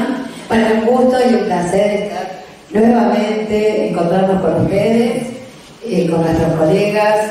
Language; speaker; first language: Spanish; native; Spanish